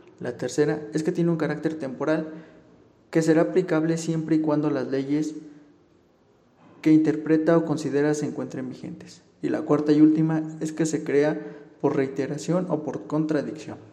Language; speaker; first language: Spanish; native; Spanish